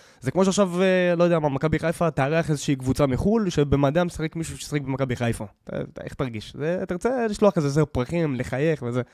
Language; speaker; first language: Hebrew; native; Hebrew